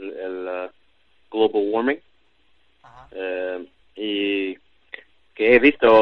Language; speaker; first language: Spanish; non-native, learner; English